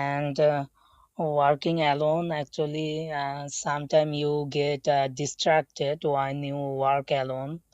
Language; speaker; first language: English; non-native, learner; Bangla